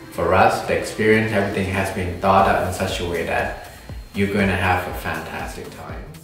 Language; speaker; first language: English; non-native, fluent; Thai